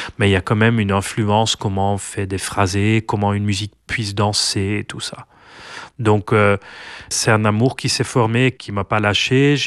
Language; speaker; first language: French; non-native, local second language; Dutch